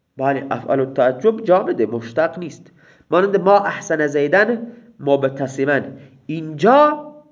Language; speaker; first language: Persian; non-native, local second language; Baluchi